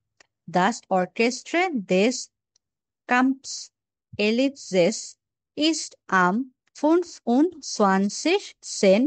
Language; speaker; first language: German; non-native, fluent; Bangla